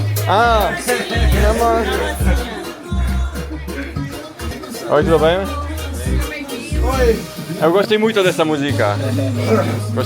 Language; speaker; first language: Portuguese; non-native, learner; Polish